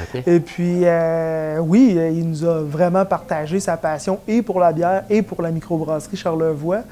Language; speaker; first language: French; native; French